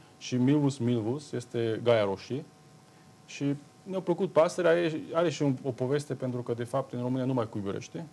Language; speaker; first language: Romanian; non-native, local second language; Hungarian